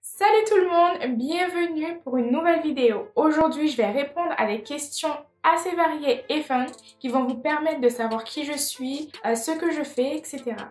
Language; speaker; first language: French; non-native, local second language; Haitian Creole